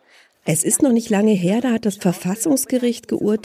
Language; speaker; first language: German; native; German